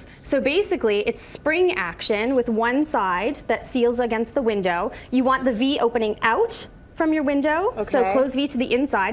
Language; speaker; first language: English; native; English